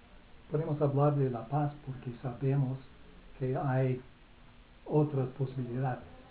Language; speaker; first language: Spanish; non-native, fluent; English